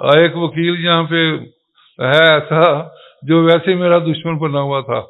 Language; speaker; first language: Urdu; non-native, local second language; Punjabi